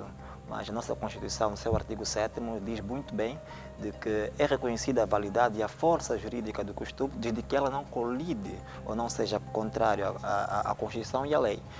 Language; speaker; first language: Portuguese; native; Portuguese